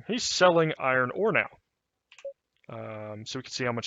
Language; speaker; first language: English; native; English